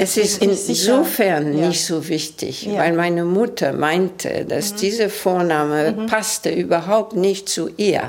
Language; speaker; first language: German; early bilingual, heritage; German